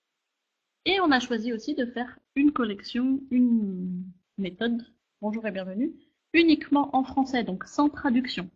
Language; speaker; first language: French; native; French